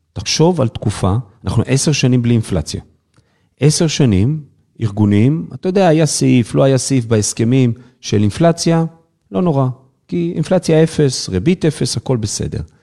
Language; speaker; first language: Hebrew; native; Hebrew